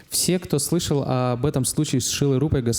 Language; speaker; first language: Russian; native; Russian